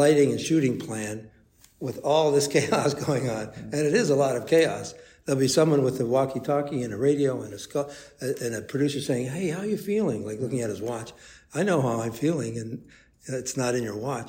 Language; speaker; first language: English; native; English